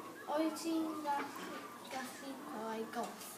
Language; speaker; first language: Welsh; non-native, local second language; English